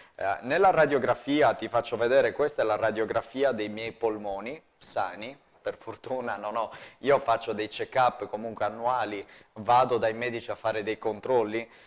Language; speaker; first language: Italian; native; Italian